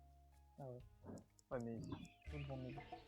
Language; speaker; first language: French; native; French